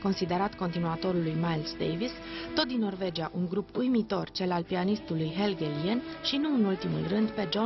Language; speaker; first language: Romanian; native; Romanian